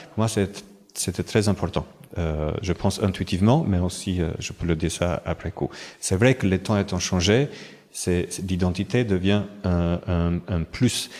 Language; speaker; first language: French; non-native, fluent; Albanian